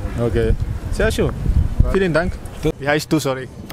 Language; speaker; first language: German; non-native, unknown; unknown